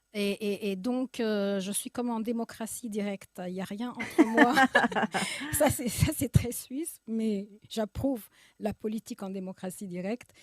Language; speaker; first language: French; early bilingual, other home language; Arabic